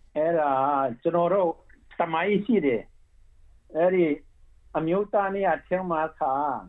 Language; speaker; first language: Burmese; non-native, local second language; Hakha Chin